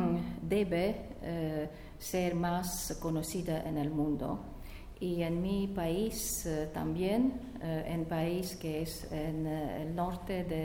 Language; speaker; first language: Spanish; non-native, learner; Latvian